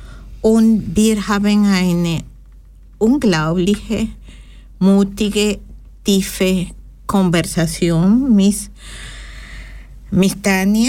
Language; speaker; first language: German; non-native, learner; Spanish